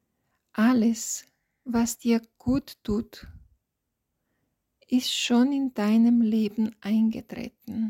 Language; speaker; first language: German; non-native, fluent; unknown